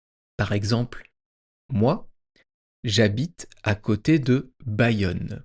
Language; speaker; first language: French; native; French